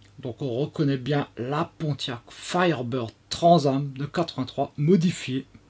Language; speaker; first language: French; native; French